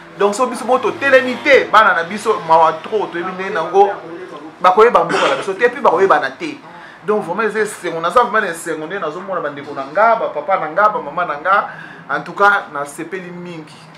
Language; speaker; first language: Lingala; non-native, local second language; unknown